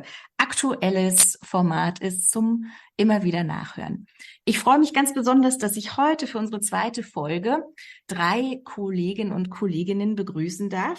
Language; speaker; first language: German; native; German